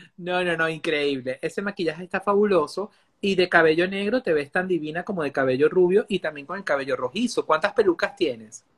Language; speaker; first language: Spanish; native; Spanish